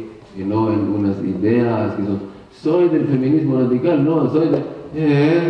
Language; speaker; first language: Spanish; non-native, learner; Hebrew